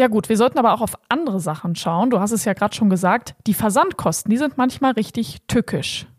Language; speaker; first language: German; native; German